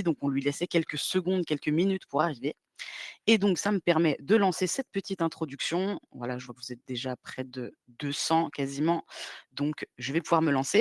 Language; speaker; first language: French; native; French